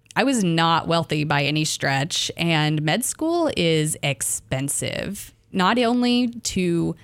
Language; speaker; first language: English; native; English